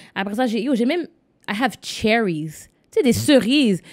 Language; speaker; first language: French; non-native, local second language; English